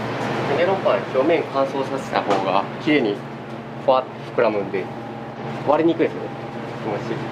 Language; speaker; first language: Japanese; native; Japanese